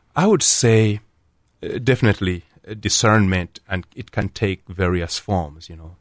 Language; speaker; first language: English; non-native, local second language; Ganda